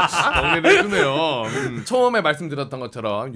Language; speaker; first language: Korean; native; Korean